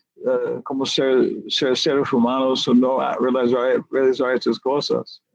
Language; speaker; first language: Spanish; non-native, fluent; English